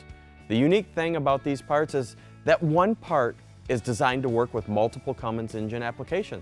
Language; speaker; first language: English; native; English